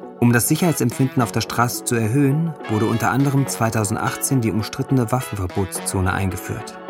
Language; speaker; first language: German; native; German